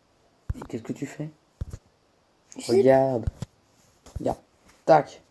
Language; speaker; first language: French; native; French